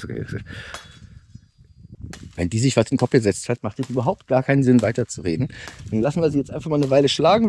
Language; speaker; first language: German; native; German